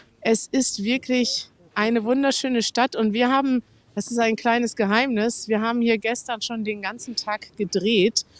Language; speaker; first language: German; native; German